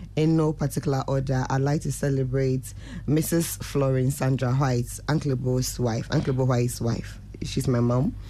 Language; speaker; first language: English; non-native, local second language; Akan